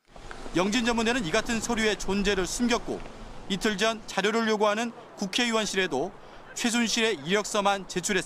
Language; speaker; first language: Korean; native; Korean